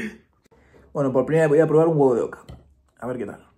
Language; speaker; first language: Spanish; native; Spanish